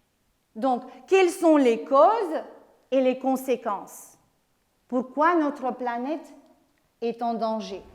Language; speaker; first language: French; non-native, fluent; Slovenian